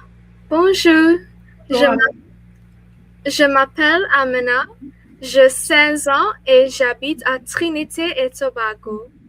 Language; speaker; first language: French; non-native, learner; English